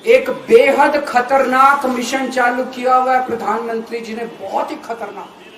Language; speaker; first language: Hindi; native; Hindi